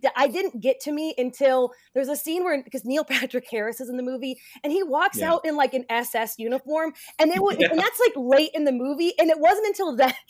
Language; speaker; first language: English; native; English